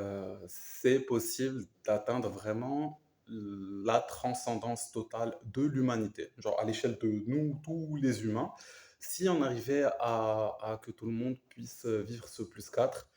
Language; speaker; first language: French; native; French